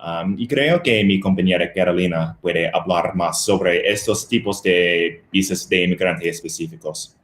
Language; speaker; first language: Spanish; non-native, fluent; English